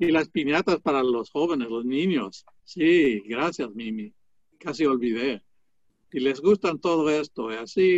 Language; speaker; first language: Spanish; non-native, fluent; English